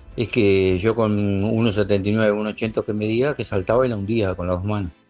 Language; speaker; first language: Spanish; native; Spanish